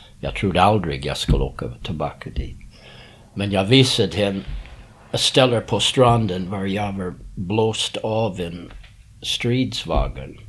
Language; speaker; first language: Swedish; non-native, learner; English